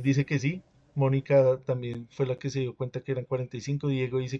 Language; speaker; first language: Spanish; native; Spanish